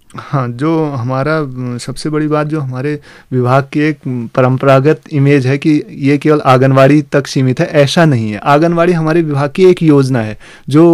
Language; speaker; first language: Hindi; native; Hindi